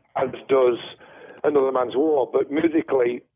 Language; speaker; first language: English; native; English